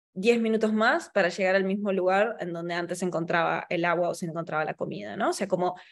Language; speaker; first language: Spanish; native; Spanish